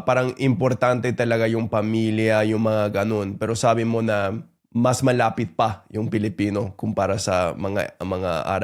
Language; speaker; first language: Filipino; non-native, fluent; English